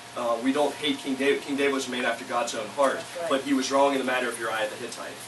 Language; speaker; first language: English; native; English